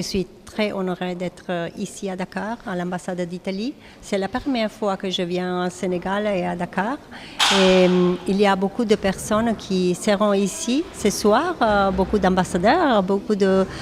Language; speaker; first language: French; non-native, fluent; Italian